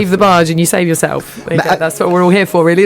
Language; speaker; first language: English; native; English